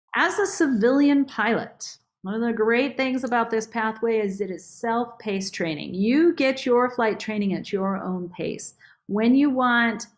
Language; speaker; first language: English; native; English